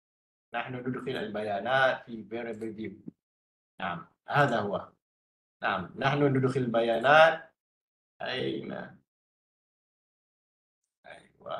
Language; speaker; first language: Arabic; non-native, fluent; Malay